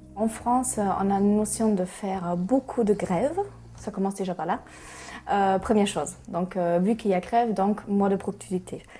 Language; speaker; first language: French; non-native, fluent; German